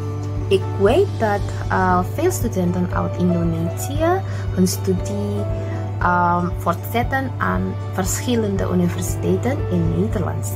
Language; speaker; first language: Dutch; non-native, fluent; Indonesian